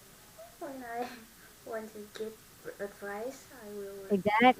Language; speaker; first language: English; non-native, learner; Vietnamese